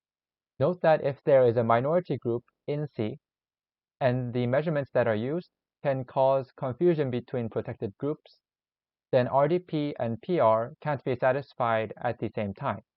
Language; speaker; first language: English; non-native, learner; Korean